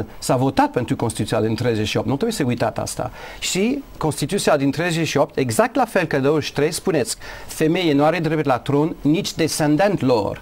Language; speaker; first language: Romanian; non-native, learner; English